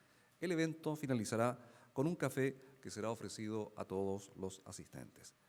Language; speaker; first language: Spanish; native; Spanish